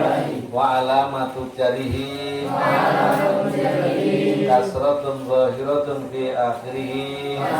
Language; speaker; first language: Arabic; non-native, fluent; Javanese